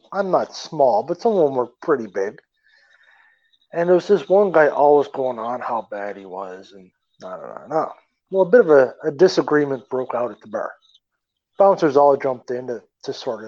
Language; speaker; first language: English; native; English